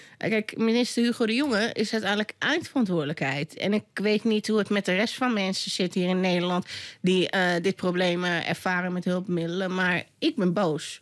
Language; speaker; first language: Dutch; native; Dutch